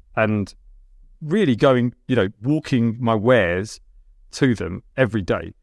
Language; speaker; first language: English; early bilingual, other home language; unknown